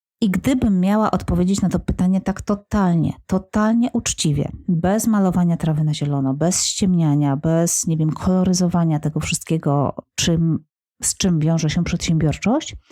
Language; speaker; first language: Polish; native; Polish